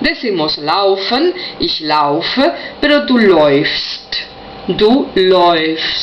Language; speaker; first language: German; non-native, fluent; Spanish